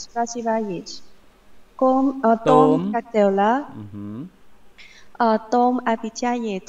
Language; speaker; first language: Russian; non-native, learner; Vietnamese